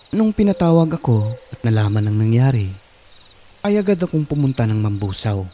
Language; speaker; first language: Filipino; non-native, local second language; Cebuano